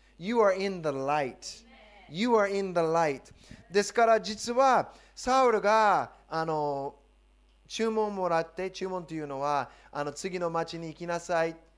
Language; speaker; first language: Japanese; non-native, fluent; English